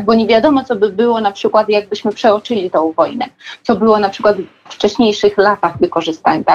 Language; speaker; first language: Polish; non-native, fluent; Georgian